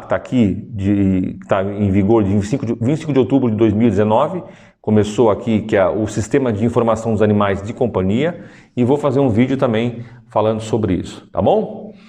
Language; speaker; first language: Portuguese; native; Portuguese